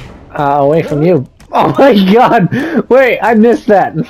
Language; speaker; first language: English; native; English